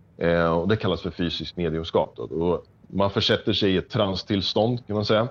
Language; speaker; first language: Swedish; native; Swedish